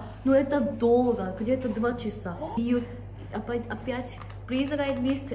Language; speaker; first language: Russian; non-native, fluent; Korean